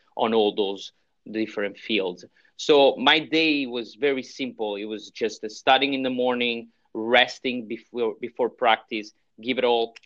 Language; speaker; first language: English; non-native, fluent; Italian